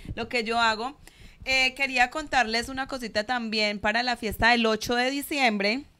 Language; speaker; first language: Spanish; native; Spanish